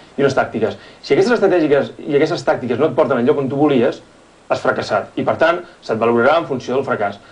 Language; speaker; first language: Catalan; native; Catalan